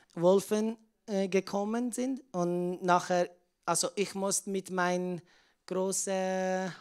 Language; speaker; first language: German; non-native, learner; Persian